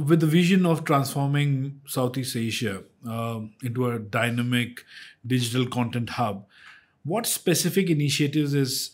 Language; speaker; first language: English; non-native, local second language; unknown